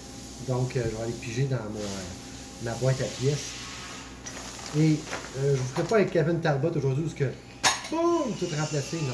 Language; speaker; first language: French; native; French